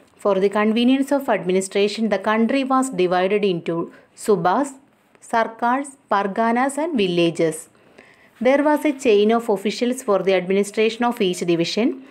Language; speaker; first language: English; non-native, local second language; Malayalam